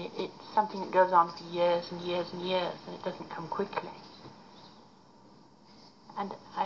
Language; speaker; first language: English; native; English